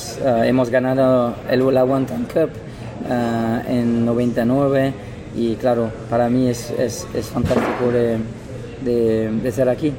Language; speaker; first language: Spanish; non-native, learner; French